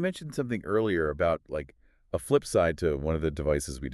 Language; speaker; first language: English; native; English